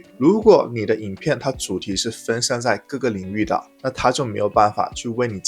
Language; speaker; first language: Chinese; native; Chinese